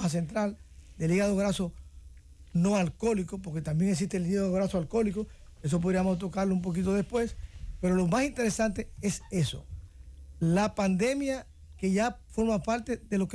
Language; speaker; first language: Spanish; native; Spanish